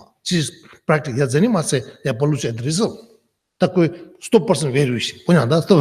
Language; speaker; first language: Russian; non-native, learner; Tibetan